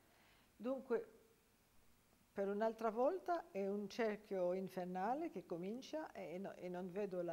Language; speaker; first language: Italian; non-native, fluent; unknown